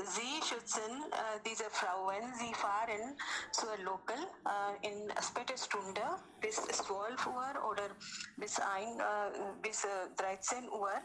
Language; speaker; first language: German; non-native, learner; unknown